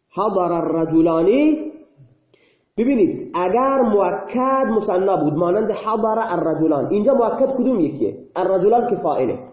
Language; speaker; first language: Persian; non-native, local second language; Baluchi